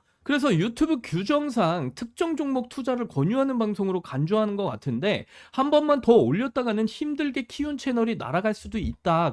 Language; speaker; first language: Korean; native; Korean